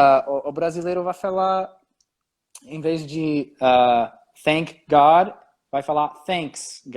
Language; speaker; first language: Portuguese; non-native, fluent; English